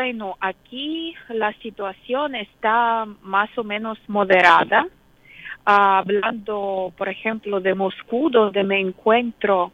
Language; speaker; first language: Spanish; non-native, fluent; Russian